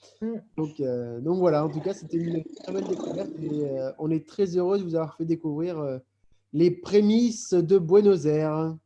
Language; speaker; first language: French; native; French